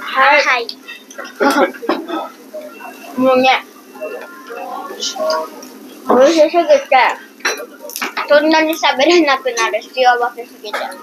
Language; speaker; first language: Japanese; early bilingual, heritage; Japanese